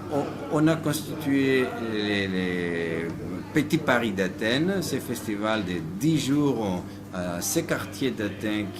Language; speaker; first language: French; non-native, fluent; Greek